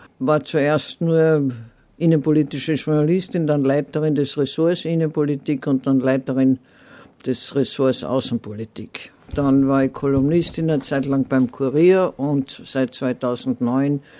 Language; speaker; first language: German; native; German